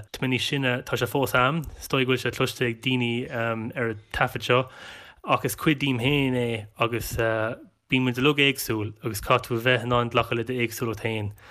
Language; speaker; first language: Irish; non-native, local second language; English